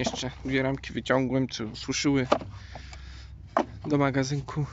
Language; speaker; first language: Polish; native; Polish